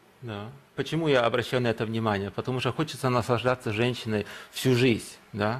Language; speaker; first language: Russian; early bilingual, heritage; Russian